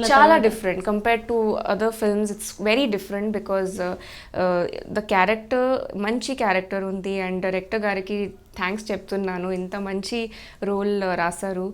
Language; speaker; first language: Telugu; non-native, learner; Hindi